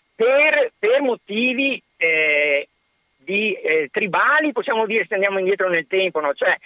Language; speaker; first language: Italian; native; Italian